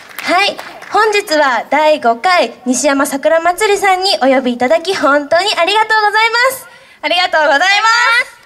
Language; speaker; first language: Japanese; native; Japanese